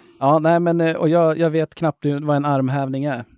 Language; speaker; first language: Swedish; native; Swedish